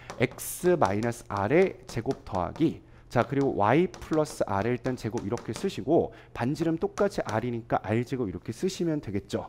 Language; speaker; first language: Korean; native; Korean